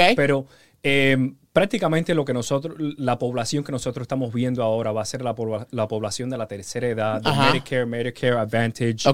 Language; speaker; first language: Spanish; early bilingual, heritage; Spanish